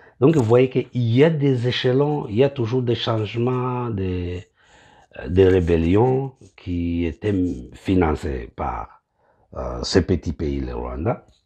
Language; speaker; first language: French; non-native, local second language; Kinyarwanda